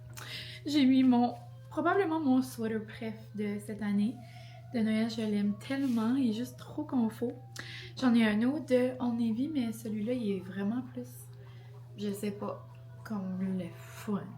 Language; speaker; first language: French; native; French